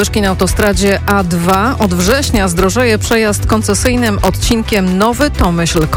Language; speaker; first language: Polish; native; Polish